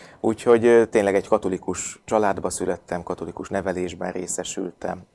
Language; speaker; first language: Hungarian; native; Hungarian